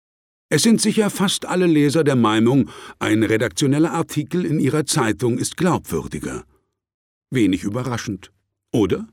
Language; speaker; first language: German; native; German